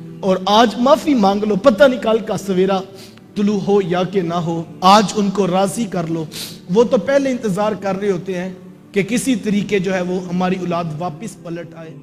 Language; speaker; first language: Urdu; non-native, local second language; Punjabi